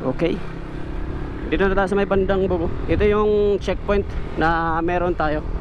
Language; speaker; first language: Filipino; non-native, local second language; Cebuano